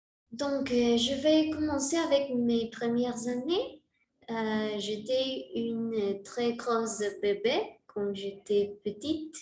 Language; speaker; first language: French; non-native, learner; Spanish